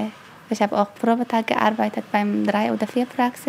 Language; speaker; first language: German; non-native, learner; Tigrinya